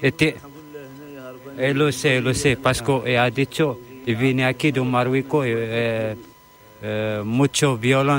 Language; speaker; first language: Spanish; non-native, learner; Arabic